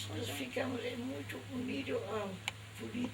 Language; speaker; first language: Portuguese; non-native, fluent; Dutch